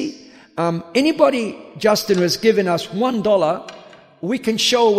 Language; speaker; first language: English; native; English